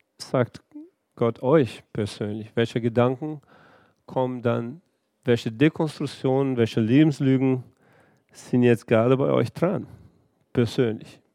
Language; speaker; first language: German; early bilingual, heritage; Portuguese